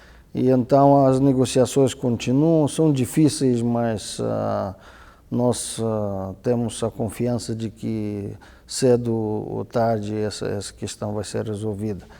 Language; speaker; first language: Portuguese; non-native, fluent; Russian